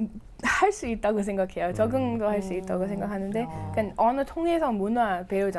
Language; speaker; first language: Korean; non-native, fluent; English